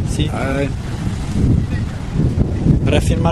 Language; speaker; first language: Spanish; non-native, learner; French